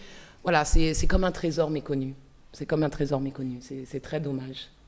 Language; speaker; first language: French; native; French